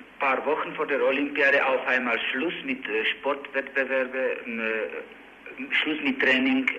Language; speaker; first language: German; non-native, learner; Czech